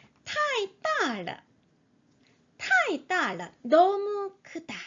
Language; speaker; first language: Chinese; non-native, fluent; Korean